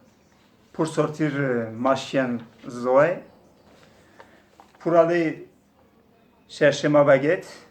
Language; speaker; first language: French; non-native, fluent; Turkish